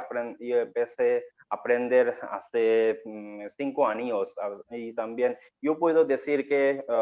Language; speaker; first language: Spanish; non-native, learner; Bangla